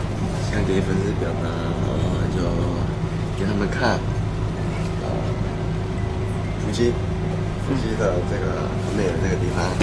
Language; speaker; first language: Chinese; early bilingual, heritage; Chinese